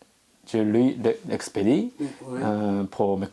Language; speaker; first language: French; non-native, learner; Japanese